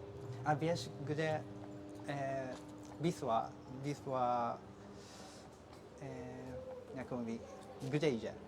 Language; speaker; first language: Polish; non-native, learner; Japanese